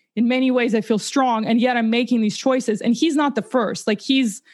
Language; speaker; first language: English; early bilingual, other home language; Russian